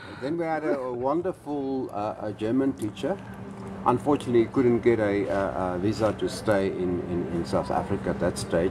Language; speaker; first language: English; non-native, local second language; Afrikaans